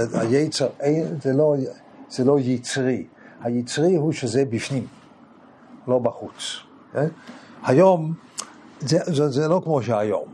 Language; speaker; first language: Hebrew; non-native, fluent; English